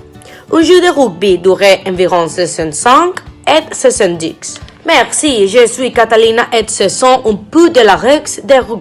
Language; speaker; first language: French; non-native, learner; Spanish